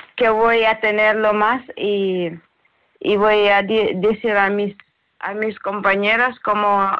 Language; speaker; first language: Spanish; non-native, learner; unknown